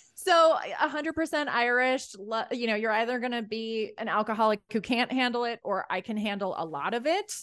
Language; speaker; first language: English; native; English